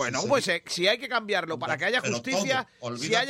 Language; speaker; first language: Spanish; native; Spanish